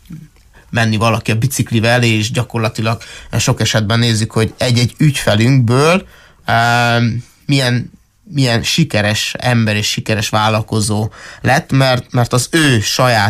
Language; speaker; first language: Hungarian; native; Hungarian